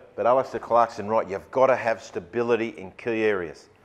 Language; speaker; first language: English; native; English